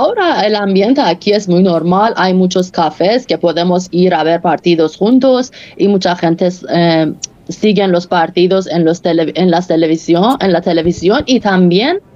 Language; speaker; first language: Spanish; non-native, fluent; Persian